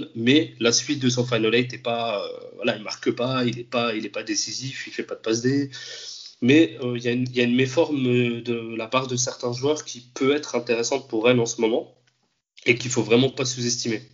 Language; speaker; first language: French; native; French